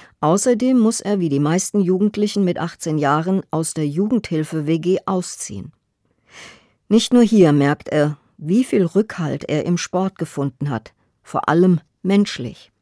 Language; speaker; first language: German; native; German